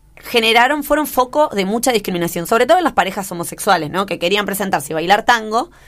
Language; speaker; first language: Spanish; native; Spanish